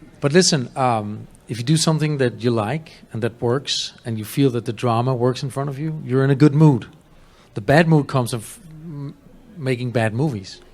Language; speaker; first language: English; non-native, fluent; Danish